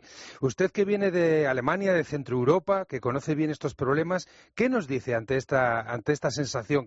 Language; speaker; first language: Spanish; native; Spanish